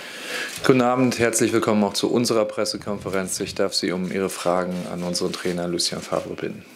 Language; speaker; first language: German; native; German